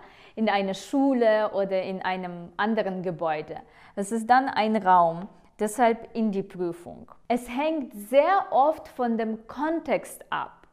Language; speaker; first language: German; non-native, fluent; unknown